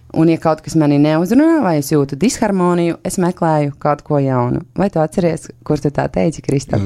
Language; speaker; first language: Latvian; native; Latvian